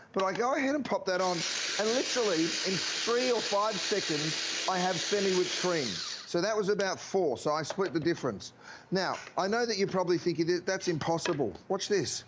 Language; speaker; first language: English; native; English